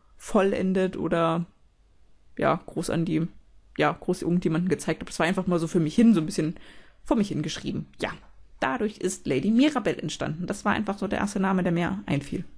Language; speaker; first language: German; native; German